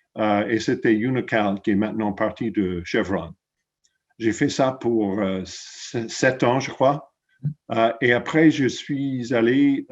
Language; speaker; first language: French; non-native, fluent; English